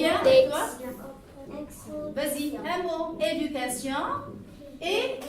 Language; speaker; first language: French; non-native, local second language; Arabic